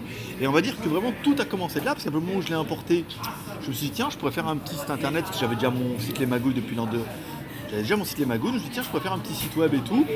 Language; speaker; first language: French; native; French